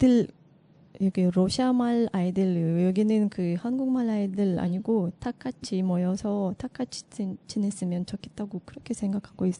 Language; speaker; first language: Korean; non-native, learner; Russian